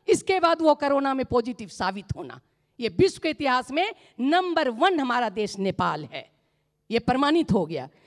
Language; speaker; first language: Hindi; non-native, local second language; Maithili